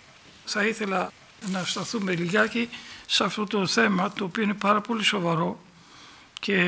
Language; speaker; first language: Greek; native; Greek